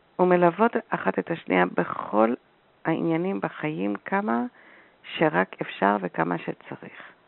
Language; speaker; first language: Hebrew; native; Hebrew